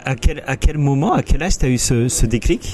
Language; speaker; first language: French; native; French